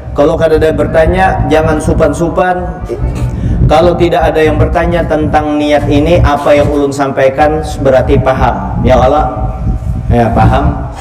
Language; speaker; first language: Indonesian; non-native, local second language; Banjar